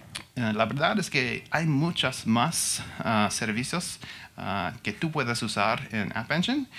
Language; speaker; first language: Spanish; non-native, learner; English